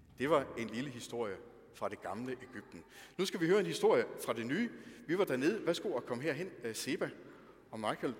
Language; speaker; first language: Danish; native; Danish